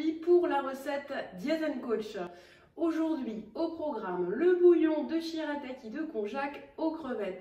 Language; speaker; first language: French; native; French